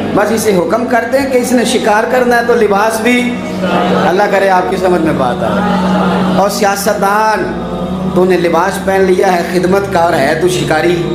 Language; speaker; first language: Urdu; non-native, local second language; Punjabi